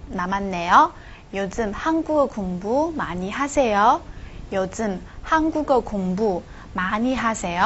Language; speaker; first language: Korean; non-native, fluent; Chinese